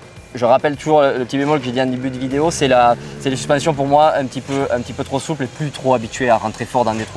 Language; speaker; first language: French; native; French